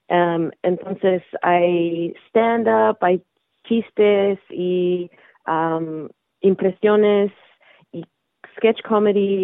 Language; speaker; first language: Spanish; early bilingual, heritage; Spanish